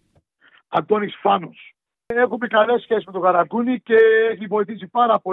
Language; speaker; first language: Greek; early bilingual, heritage; Greek